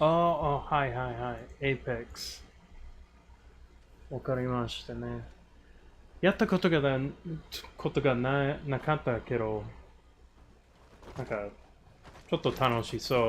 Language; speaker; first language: Japanese; non-native, learner; English